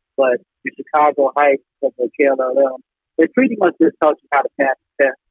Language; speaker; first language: English; native; English